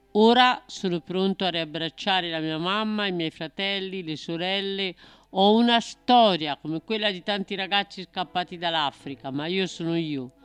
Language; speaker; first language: Italian; native; Italian